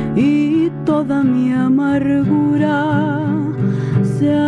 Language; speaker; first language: Spanish; early bilingual, heritage; Spanish